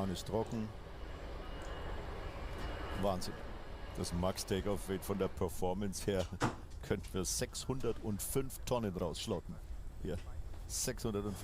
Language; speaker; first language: German; native; German